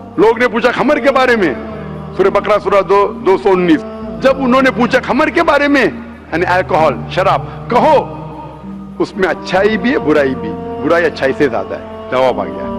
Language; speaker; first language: Hindi; non-native, local second language; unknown